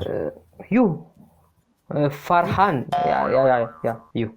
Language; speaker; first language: English; non-native, learner; Amharic